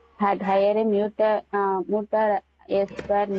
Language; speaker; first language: German; non-native, learner; Tamil